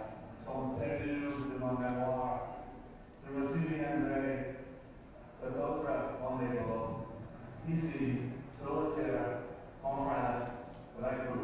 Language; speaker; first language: French; non-native, learner; English